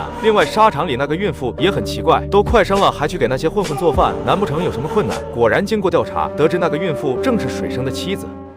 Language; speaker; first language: Chinese; native; Chinese